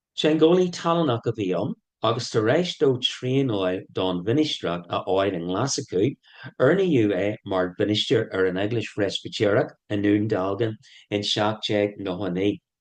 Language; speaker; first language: Irish; non-native, local second language; English